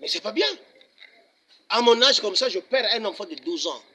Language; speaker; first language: French; non-native, local second language; Lingala